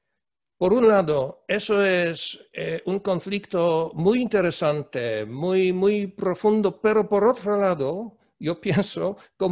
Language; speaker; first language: Spanish; non-native, fluent; Polish